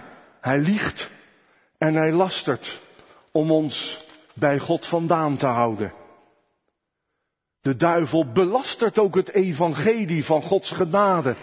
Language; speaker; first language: Dutch; native; Dutch